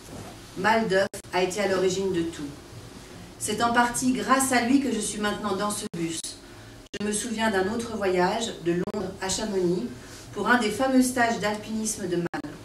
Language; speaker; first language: French; native; French